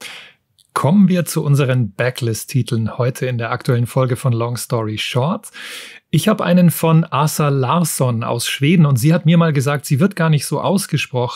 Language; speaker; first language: German; native; German